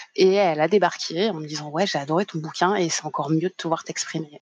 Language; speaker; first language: French; native; French